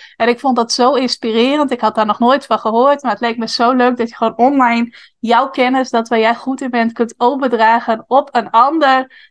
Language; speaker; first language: Dutch; native; Dutch